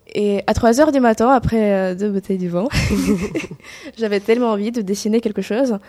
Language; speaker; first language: French; non-native, fluent; Kazakh